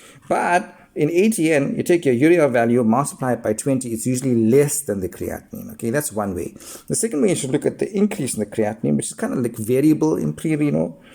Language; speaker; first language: English; native; English